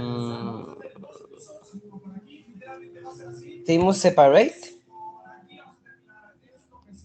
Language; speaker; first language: English; non-native, learner; Spanish